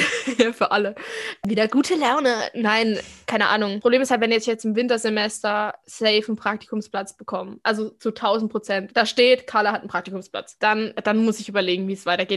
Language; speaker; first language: German; native; German